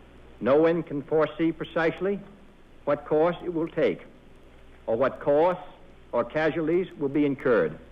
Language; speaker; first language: English; native; English